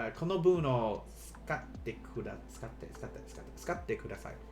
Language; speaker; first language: Japanese; non-native, learner; English